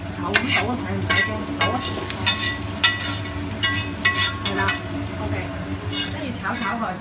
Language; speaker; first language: Cantonese; native; Cantonese